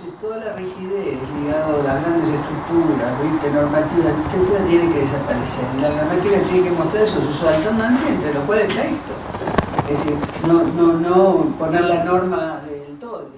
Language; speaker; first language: Spanish; native; Spanish